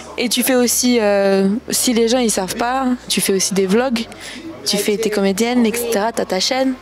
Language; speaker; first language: French; native; French